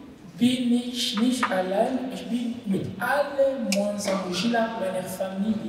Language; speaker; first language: German; non-native, learner; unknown